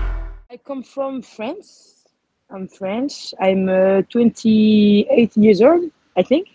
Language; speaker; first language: English; non-native, learner; French